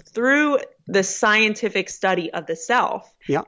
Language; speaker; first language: English; native; English